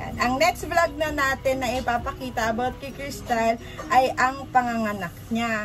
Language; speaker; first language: Filipino; native; Filipino